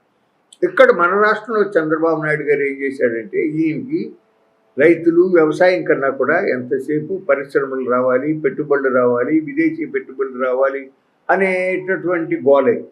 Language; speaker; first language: Telugu; native; Telugu